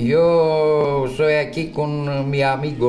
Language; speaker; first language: Spanish; non-native, learner; Romanian